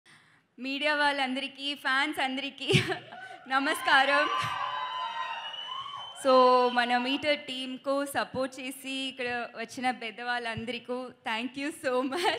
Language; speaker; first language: Telugu; non-native, learner; Tamil